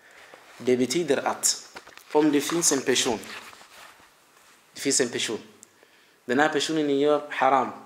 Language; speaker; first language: Swedish; early bilingual, other home language; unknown